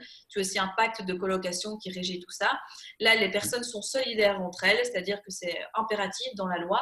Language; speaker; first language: French; native; French